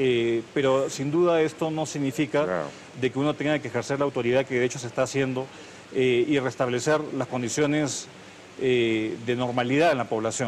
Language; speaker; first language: Spanish; native; Spanish